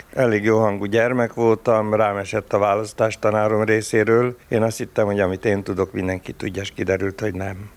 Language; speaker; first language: Hungarian; native; Hungarian